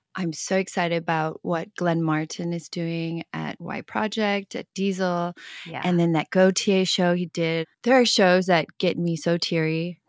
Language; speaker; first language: English; non-native, local second language; Cantonese